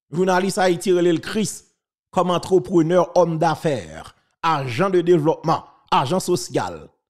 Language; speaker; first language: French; non-native, local second language; Haitian Creole